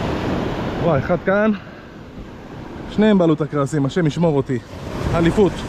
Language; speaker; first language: Hebrew; native; Hebrew